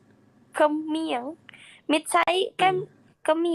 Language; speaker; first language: Vietnamese; non-native, learner; Indonesian